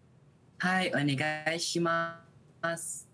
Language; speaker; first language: Japanese; non-native, learner; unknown